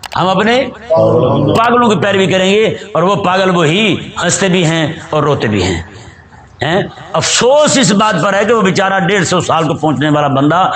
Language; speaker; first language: Urdu; non-native, local second language; Punjabi